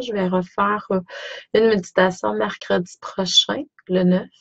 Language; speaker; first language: French; native; French